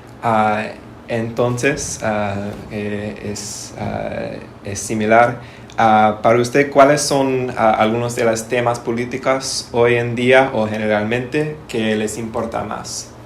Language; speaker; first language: Spanish; non-native, learner; English